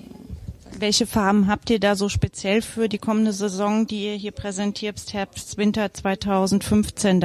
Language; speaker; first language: German; native; German